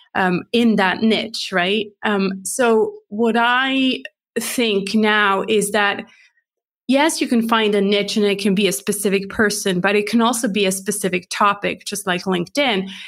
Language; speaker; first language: English; non-native, fluent; Swiss German